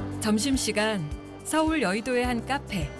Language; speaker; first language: Korean; native; Korean